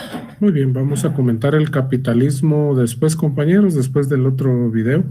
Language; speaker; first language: Spanish; native; Spanish